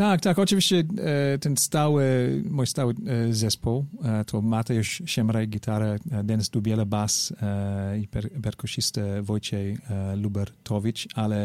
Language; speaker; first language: Polish; non-native, learner; English